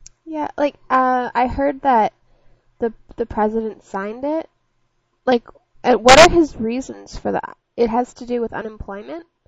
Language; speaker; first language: English; native; English